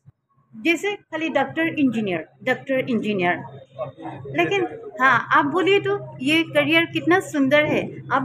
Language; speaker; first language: Hindi; non-native, local second language; Assamese